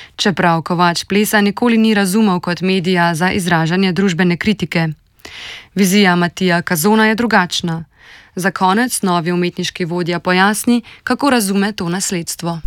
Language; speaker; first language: Slovenian; native; Slovenian